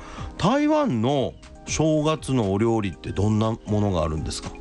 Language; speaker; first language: Japanese; native; Japanese